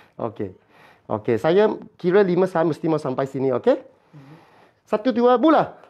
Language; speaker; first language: Malay; non-native, local second language; Chinese